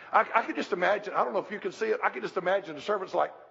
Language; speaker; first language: English; native; English